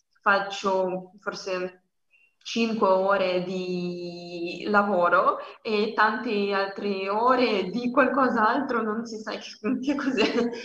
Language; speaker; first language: Italian; non-native, learner; Russian